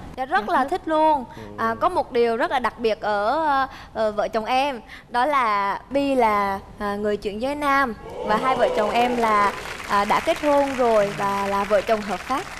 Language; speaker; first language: Vietnamese; early bilingual, heritage; Vietnamese